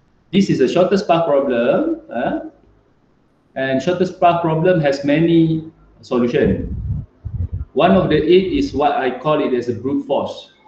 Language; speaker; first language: English; non-native, local second language; Malay